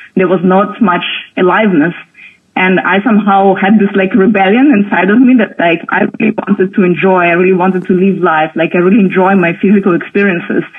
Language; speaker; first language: English; non-native, fluent; Russian